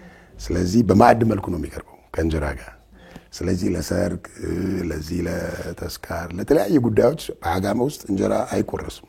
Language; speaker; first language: Amharic; non-native, local second language; Tigrinya